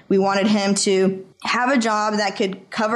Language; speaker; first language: English; native; English